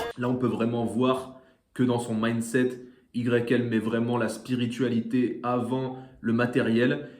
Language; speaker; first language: French; native; French